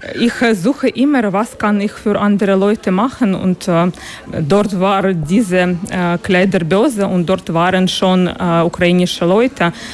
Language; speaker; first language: German; non-native, learner; Russian